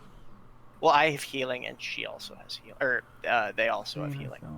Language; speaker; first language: English; native; English